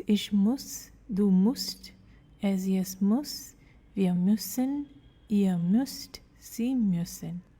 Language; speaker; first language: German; non-native, fluent; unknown